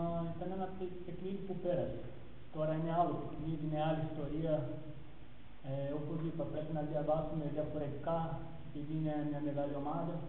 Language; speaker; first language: Greek; non-native, fluent; Portuguese